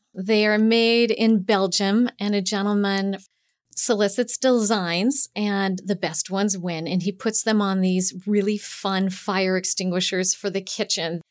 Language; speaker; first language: English; native; English